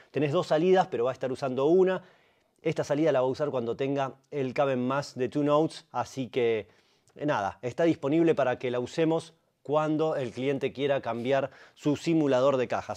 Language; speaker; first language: Spanish; native; Spanish